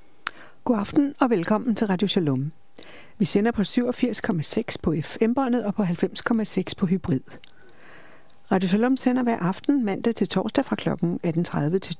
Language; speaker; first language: Danish; native; Danish